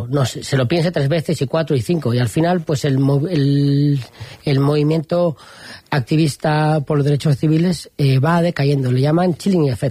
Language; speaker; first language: Spanish; native; Spanish